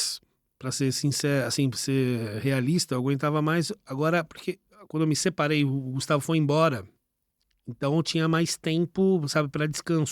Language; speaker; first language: Portuguese; native; Portuguese